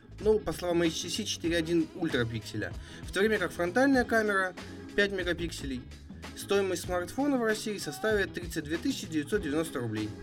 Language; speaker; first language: Russian; native; Russian